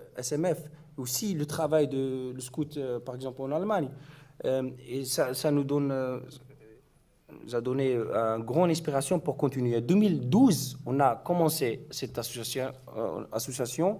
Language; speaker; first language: French; non-native, learner; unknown